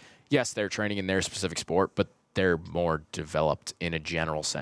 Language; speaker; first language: English; early bilingual, heritage; Persian